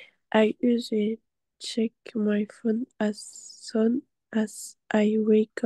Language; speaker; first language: English; non-native, learner; French